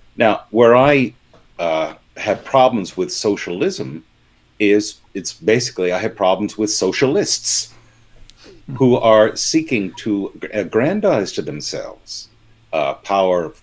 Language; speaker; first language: English; native; English